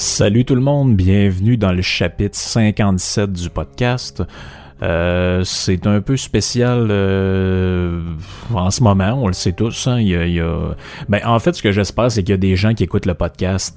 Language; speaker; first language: French; native; French